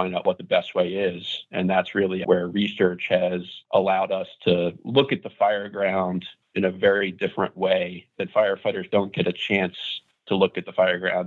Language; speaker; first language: English; native; English